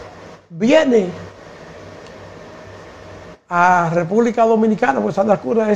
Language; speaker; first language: Spanish; native; Spanish